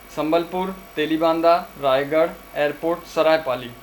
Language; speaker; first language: Hindi; non-native, local second language; Gujarati